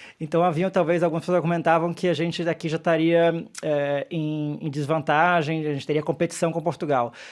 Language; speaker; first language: Portuguese; native; Portuguese